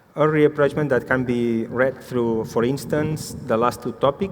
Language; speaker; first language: English; non-native, fluent; Catalan